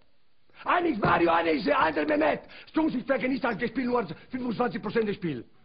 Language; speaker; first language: German; non-native, learner; Italian